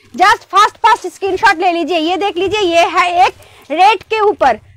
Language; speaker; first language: Hindi; non-native, local second language; Bangla